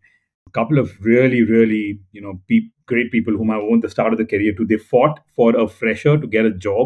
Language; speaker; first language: English; non-native, local second language; Telugu